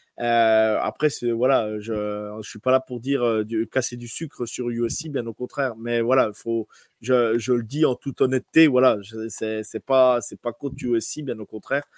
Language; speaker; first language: French; native; French